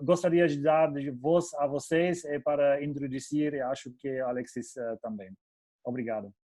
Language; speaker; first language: Portuguese; non-native, fluent; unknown